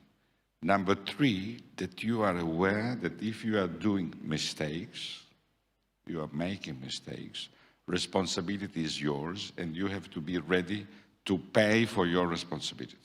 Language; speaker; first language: English; non-native, fluent; Italian